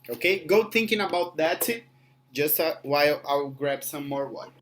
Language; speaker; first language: English; non-native, fluent; Portuguese